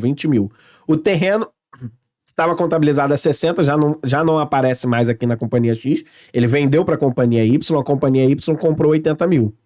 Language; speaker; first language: Portuguese; native; Portuguese